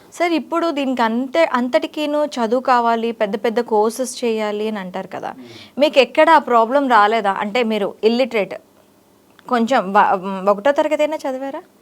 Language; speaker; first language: Telugu; native; Telugu